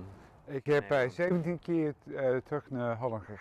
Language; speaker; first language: Dutch; early bilingual, heritage; English